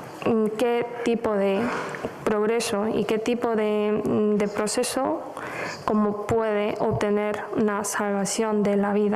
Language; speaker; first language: Spanish; non-native, fluent; Korean